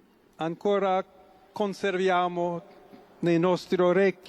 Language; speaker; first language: Italian; non-native, fluent; English